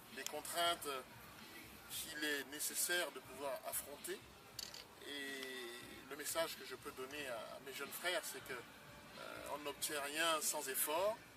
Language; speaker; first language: French; non-native, local second language; Sango